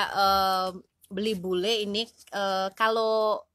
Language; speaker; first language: Indonesian; native; Indonesian